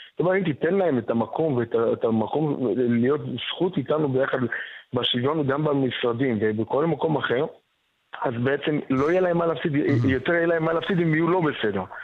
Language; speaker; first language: Hebrew; native; Hebrew